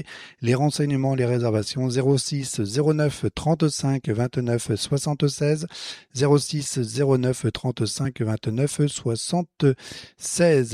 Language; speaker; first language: French; native; French